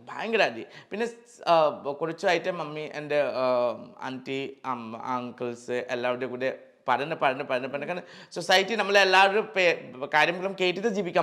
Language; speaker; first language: Malayalam; non-native, local second language; Assamese